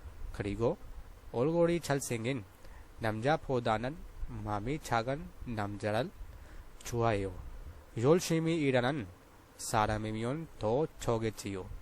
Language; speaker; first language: Korean; non-native, fluent; Urdu